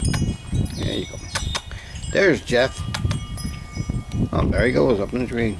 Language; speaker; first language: English; native; English